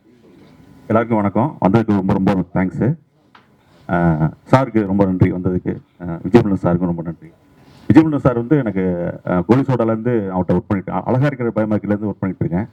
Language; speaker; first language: Tamil; native; Tamil